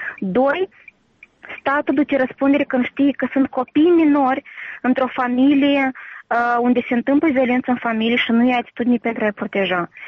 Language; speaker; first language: Romanian; native; Romanian